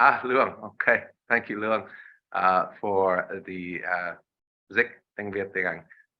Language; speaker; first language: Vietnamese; non-native, learner; English